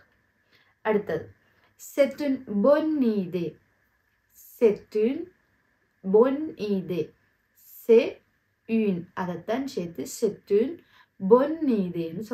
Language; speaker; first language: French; non-native, fluent; Tamil